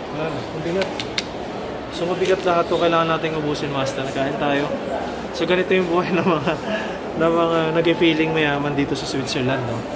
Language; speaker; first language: Filipino; native; Filipino